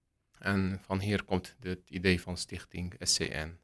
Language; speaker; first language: Dutch; non-native, learner; Arabic